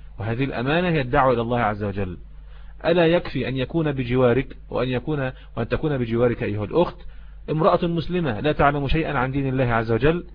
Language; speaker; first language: Arabic; native; Arabic